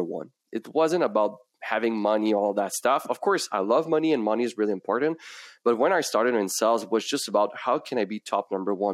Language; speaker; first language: English; non-native, fluent; French